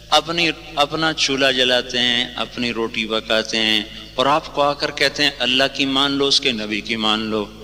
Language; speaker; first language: Urdu; non-native, local second language; Punjabi